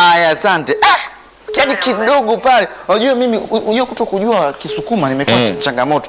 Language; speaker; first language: Swahili; native; Swahili